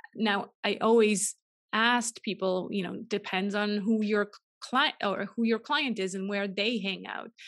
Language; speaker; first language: English; non-native, fluent; German